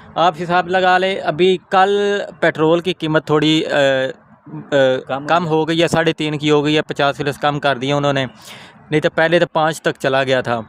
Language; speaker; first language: Urdu; non-native, local second language; Punjabi